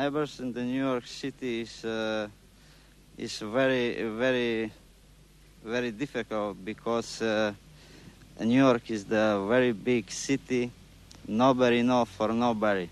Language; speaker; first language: English; non-native, local second language; Croatian